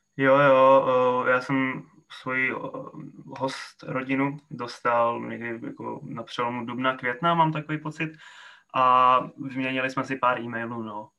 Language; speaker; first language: Czech; native; Czech